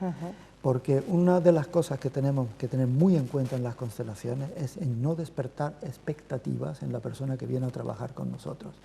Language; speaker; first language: Spanish; native; Spanish